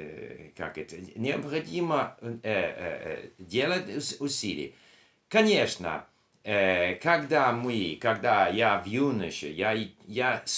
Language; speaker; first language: Russian; non-native, learner; English